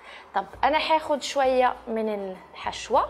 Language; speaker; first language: Arabic; native; Arabic